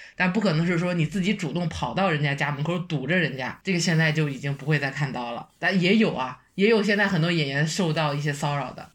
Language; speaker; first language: Chinese; native; Chinese